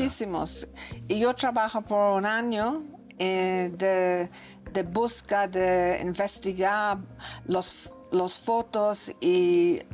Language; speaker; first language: Spanish; non-native, learner; English